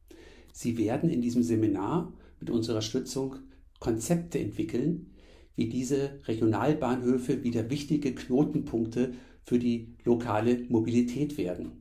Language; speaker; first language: German; native; German